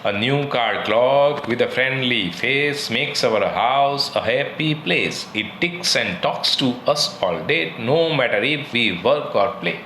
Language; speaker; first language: English; non-native, local second language; Gujarati